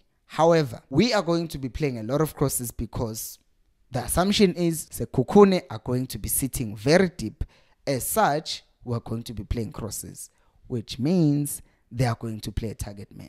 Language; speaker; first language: English; non-native, local second language; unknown